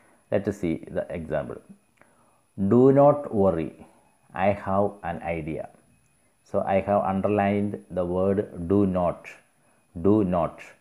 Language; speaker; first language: English; non-native, local second language; Malayalam